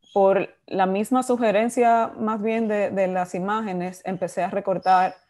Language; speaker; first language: Spanish; native; Spanish